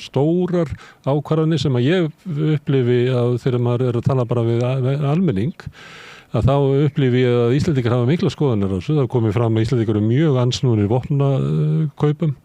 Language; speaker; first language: Icelandic; native; Icelandic